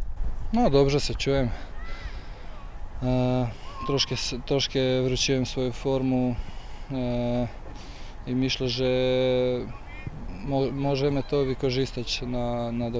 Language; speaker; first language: Polish; non-native, learner; Croatian